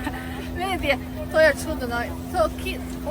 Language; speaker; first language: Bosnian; non-native, learner; Chinese